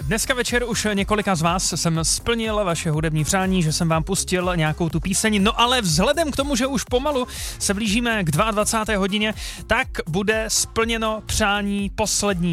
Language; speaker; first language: Czech; native; Czech